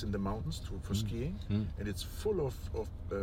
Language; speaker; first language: English; non-native, fluent; German